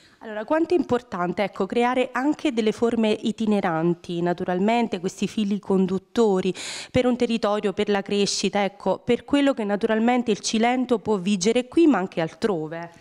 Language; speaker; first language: Italian; native; Italian